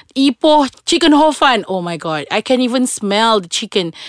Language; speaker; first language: English; non-native, local second language; Malay